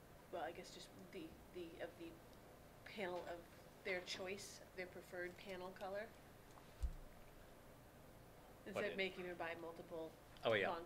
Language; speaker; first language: English; native; English